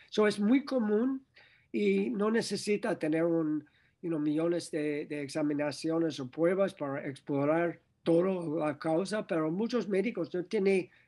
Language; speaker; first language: Spanish; non-native, learner; English